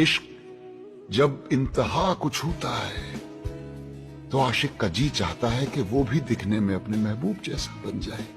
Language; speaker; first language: Urdu; native; Urdu